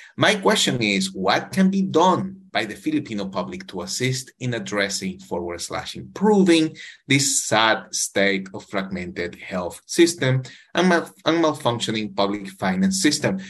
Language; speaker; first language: English; non-native, fluent; Spanish